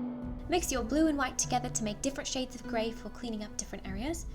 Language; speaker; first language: English; native; English